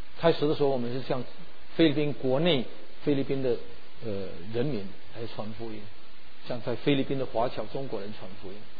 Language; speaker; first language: Chinese; early bilingual, heritage; Chinese